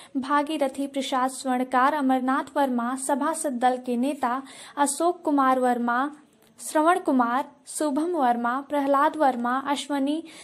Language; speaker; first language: Hindi; native; Hindi